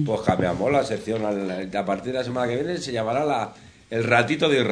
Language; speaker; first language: Spanish; native; Spanish